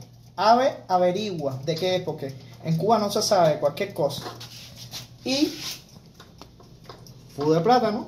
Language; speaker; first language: Spanish; native; Spanish